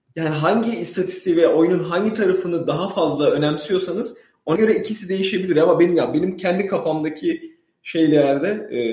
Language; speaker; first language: Turkish; native; Turkish